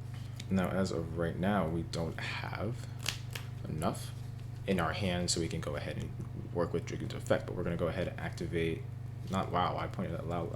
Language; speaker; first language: English; native; English